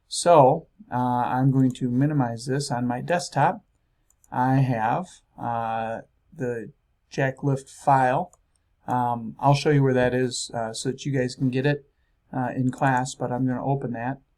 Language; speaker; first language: English; native; English